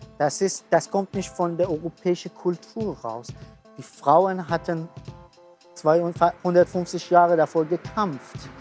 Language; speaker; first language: German; non-native, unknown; Persian